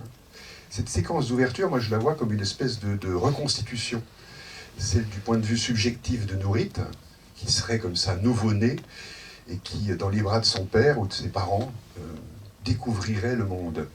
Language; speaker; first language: French; native; French